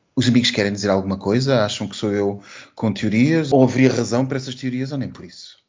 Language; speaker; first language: Portuguese; native; Portuguese